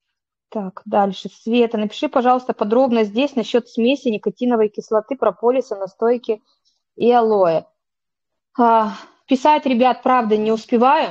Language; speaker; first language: Russian; native; Russian